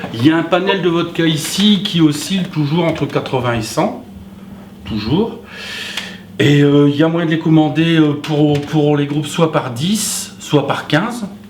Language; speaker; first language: French; native; French